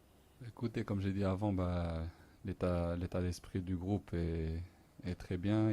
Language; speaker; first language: French; non-native, local second language; Arabic